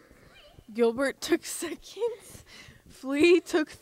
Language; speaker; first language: English; native; English